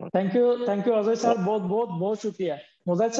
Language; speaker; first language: Hindi; non-native, learner; Bangla